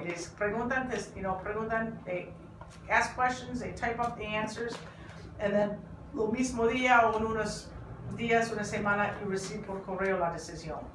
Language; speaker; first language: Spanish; non-native, learner; English